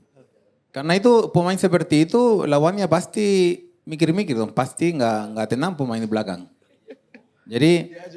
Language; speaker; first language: Indonesian; non-native, fluent; Dutch